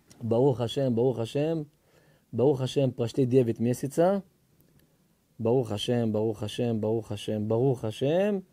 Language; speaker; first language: Russian; early bilingual, heritage; Hebrew